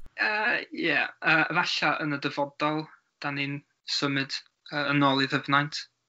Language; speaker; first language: Welsh; non-native, learner; English